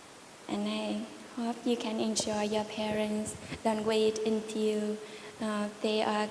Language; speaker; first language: English; non-native, learner; Vietnamese